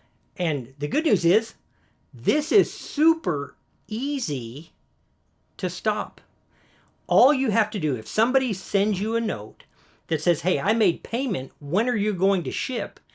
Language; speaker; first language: English; native; English